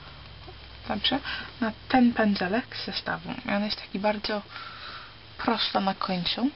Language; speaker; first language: Polish; early bilingual, heritage; Polish